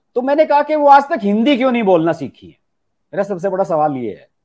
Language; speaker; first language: Hindi; native; Hindi